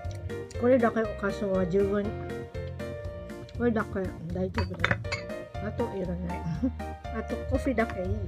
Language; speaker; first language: Japanese; non-native, learner; Filipino